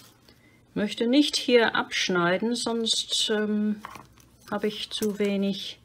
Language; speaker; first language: German; non-native, fluent; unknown